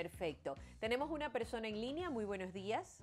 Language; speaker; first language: Spanish; native; Spanish